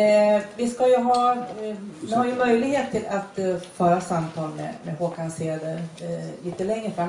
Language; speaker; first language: Swedish; native; Swedish